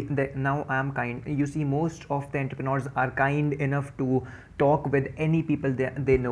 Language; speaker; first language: English; non-native, local second language; Hindi